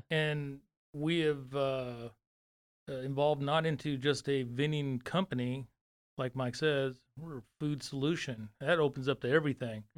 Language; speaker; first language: English; native; English